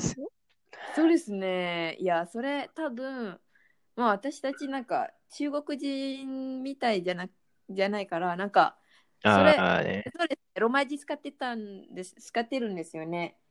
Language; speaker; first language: Japanese; non-native, fluent; Malay